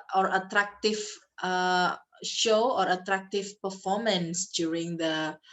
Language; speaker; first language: English; non-native, fluent; Indonesian